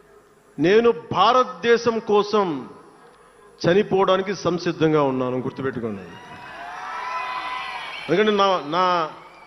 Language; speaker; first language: Telugu; native; Telugu